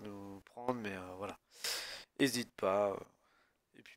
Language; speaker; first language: French; native; French